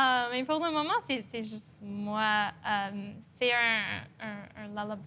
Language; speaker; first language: French; non-native, local second language; English